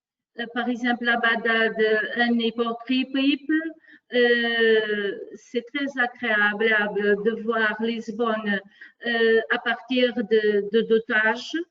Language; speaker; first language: French; non-native, fluent; Portuguese